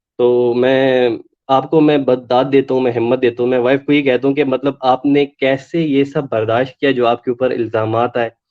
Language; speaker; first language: Urdu; native; Urdu